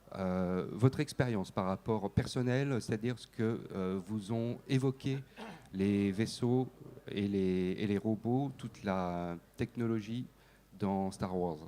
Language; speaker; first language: French; native; French